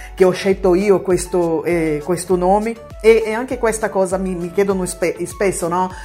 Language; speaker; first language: Italian; non-native, fluent; Portuguese